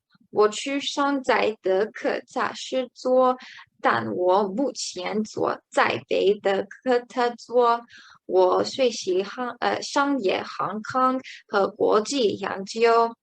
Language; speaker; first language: Chinese; non-native, learner; English